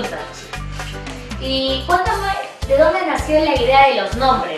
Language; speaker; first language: Spanish; native; Spanish